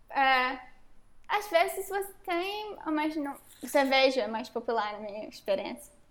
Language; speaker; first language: Portuguese; non-native, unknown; English